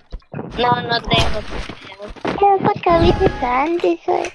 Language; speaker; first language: Spanish; native; Spanish